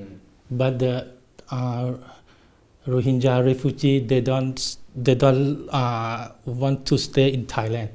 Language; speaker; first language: English; non-native, learner; Thai